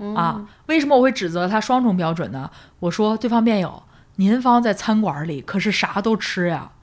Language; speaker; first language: Chinese; native; Chinese